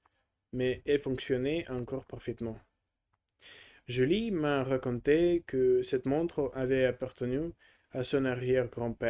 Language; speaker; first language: French; non-native, learner; Russian